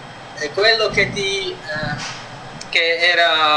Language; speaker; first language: Italian; non-native, fluent; Ukrainian